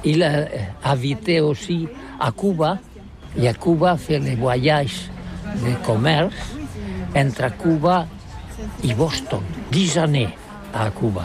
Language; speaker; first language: French; non-native, learner; Catalan